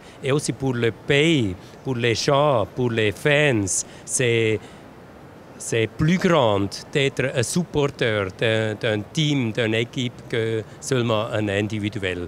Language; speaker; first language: French; non-native, local second language; German